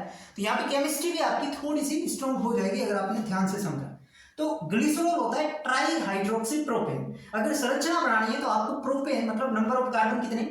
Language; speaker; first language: Hindi; native; Hindi